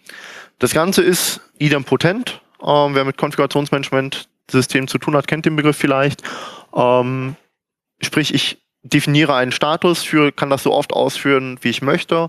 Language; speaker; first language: German; native; German